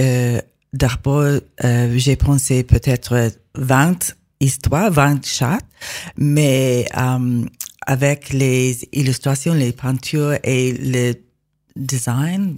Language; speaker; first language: French; non-native, learner; English